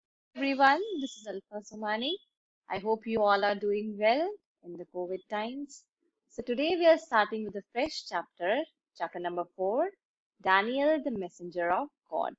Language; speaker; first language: English; non-native, local second language; Hindi